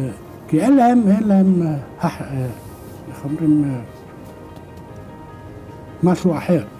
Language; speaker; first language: Hebrew; non-native, local second language; Arabic